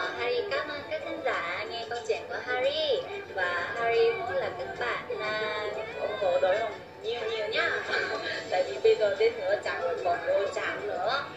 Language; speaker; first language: Vietnamese; non-native, fluent; Korean